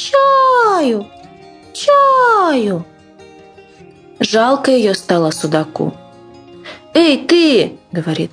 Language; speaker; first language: Russian; native; Russian